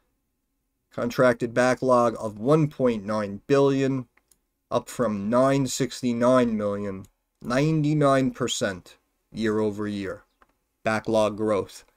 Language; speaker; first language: English; native; English